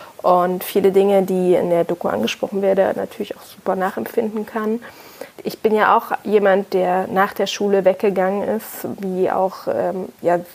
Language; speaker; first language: German; native; German